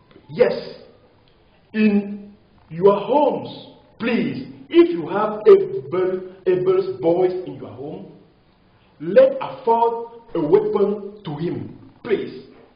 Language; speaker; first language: English; non-native, local second language; French